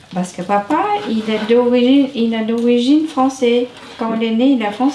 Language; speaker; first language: French; non-native, learner; Vietnamese